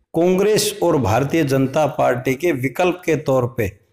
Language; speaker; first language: Hindi; native; Hindi